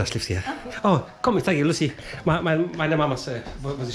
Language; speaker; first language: German; non-native, fluent; Polish